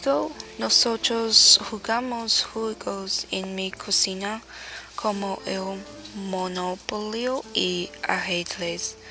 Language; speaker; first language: Spanish; non-native, learner; Chinese